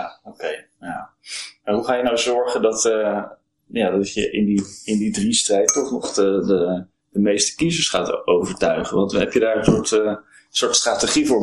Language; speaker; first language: Dutch; native; Dutch